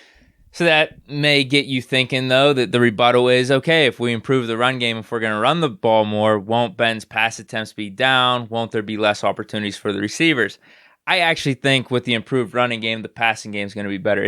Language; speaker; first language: English; native; English